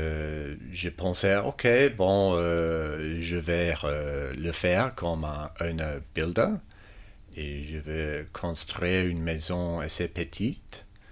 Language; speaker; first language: French; non-native, fluent; English